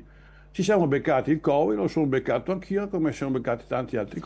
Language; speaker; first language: Italian; native; Italian